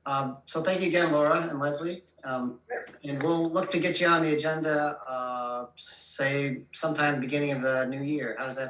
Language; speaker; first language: English; native; English